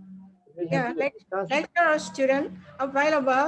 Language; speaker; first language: English; non-native, learner; Indonesian